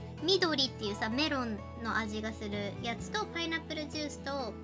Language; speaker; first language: Japanese; native; Japanese